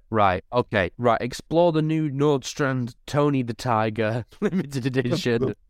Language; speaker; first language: English; native; English